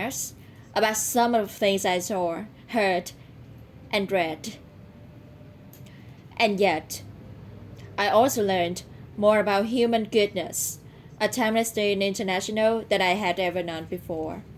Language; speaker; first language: English; non-native, learner; Vietnamese